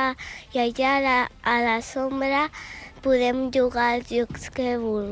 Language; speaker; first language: Catalan; non-native, local second language; Spanish